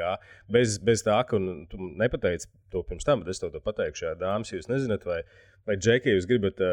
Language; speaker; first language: Latvian; native; Latvian